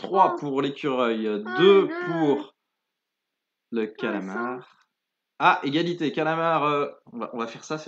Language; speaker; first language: French; native; French